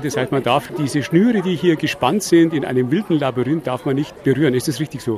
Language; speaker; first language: German; native; German